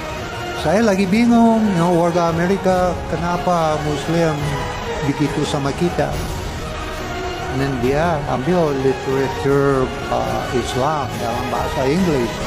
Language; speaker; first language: Indonesian; non-native, fluent; English